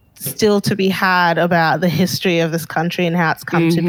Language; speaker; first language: English; early bilingual, other home language; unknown